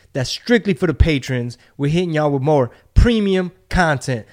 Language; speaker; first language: English; early bilingual, other home language; Spanish